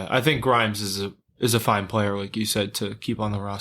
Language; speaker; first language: English; native; English